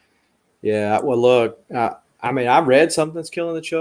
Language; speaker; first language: English; native; English